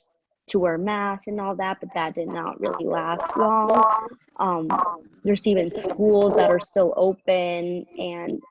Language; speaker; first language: English; early bilingual, other home language; Spanish